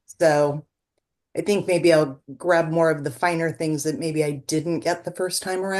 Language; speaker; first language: English; native; English